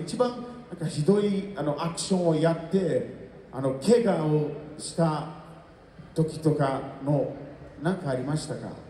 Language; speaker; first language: Japanese; non-native, fluent; Portuguese